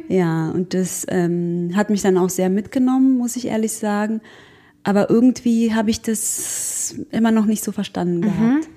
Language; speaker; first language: German; early bilingual, other home language; Croatian